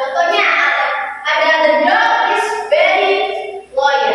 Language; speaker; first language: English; non-native, learner; Indonesian